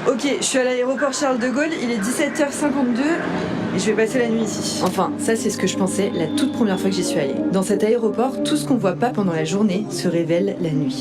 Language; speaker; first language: French; native; French